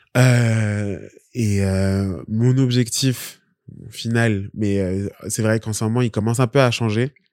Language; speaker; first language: French; early bilingual, other home language; Spanish